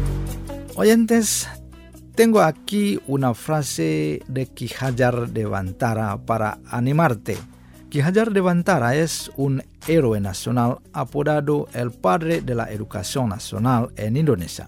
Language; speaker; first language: Spanish; non-native, fluent; Indonesian